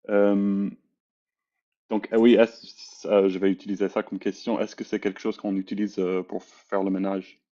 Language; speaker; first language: French; non-native, fluent; English